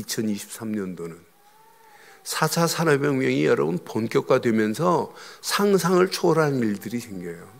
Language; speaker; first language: Korean; native; Korean